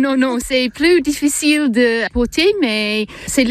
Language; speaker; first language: French; non-native, learner; English